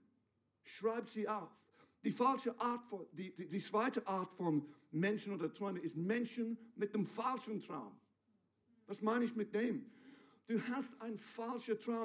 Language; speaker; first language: German; non-native, fluent; English